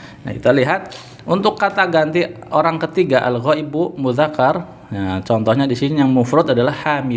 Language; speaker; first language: Indonesian; native; Indonesian